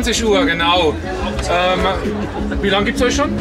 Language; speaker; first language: German; native; German